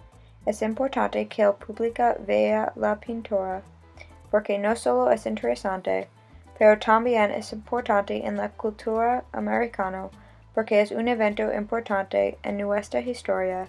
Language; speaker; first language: Spanish; non-native, learner; English